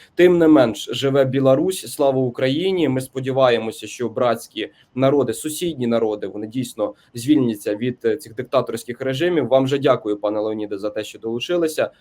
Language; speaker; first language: Ukrainian; native; Ukrainian